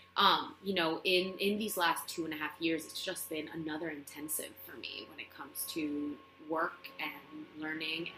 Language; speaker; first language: English; non-native, fluent; Spanish